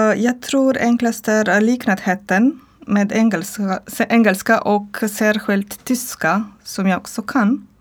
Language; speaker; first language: Swedish; non-native, learner; Croatian